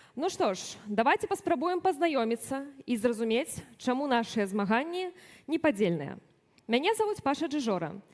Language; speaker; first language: Belarusian; native; Belarusian